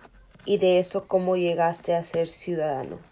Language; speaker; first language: Spanish; early bilingual, heritage; Spanish